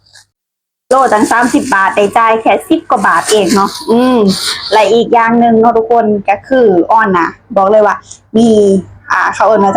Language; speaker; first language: Thai; non-native, local second language; Lao